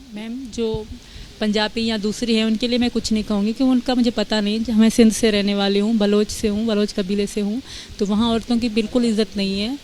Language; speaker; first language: Hindi; non-native, local second language; Sindhi